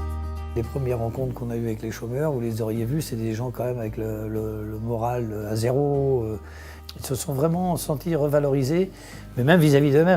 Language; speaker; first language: French; native; French